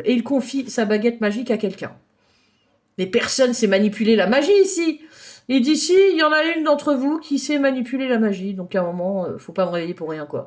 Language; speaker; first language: French; native; French